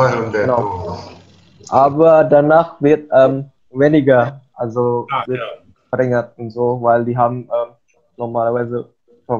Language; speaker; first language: German; non-native, fluent; Indonesian